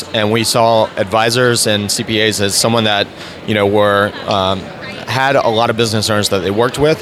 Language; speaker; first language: English; native; English